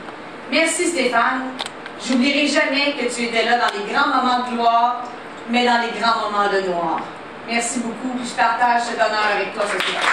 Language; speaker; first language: French; native; French